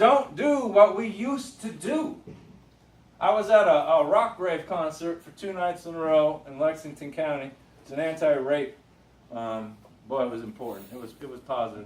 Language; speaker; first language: English; native; English